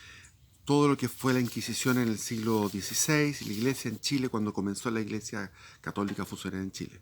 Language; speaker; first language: Spanish; native; Spanish